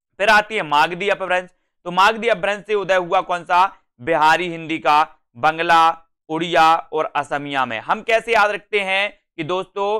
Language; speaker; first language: Hindi; native; Hindi